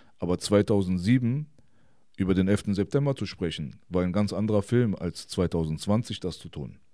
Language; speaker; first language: German; early bilingual, other home language; Persian